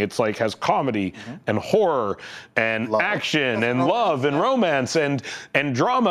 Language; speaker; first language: English; native; English